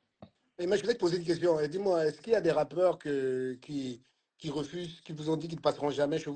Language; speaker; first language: French; native; French